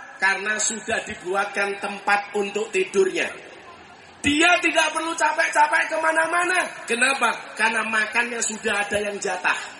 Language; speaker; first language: Indonesian; non-native, local second language; Javanese